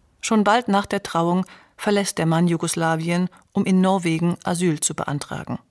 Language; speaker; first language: German; native; German